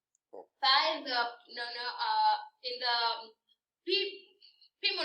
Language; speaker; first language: English; non-native, learner; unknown